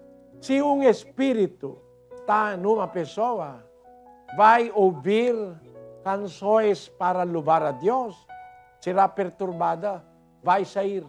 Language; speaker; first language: Portuguese; non-native, learner; Filipino